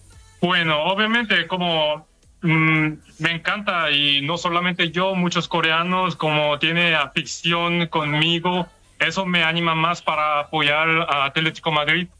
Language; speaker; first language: Spanish; non-native, fluent; Korean